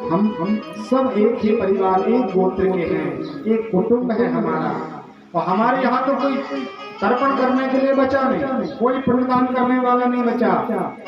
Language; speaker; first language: Hindi; native; Hindi